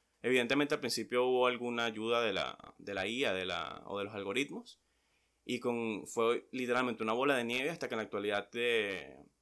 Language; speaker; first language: Spanish; native; Spanish